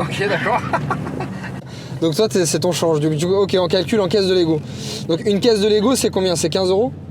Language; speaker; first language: French; native; French